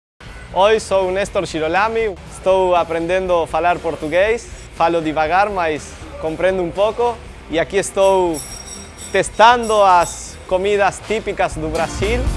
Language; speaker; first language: Portuguese; non-native, learner; Spanish